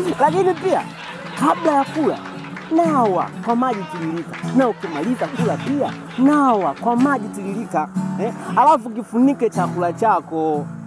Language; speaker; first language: Swahili; native; Swahili